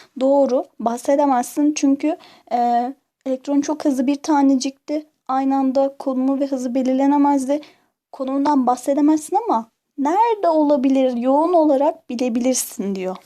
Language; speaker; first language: Turkish; native; Turkish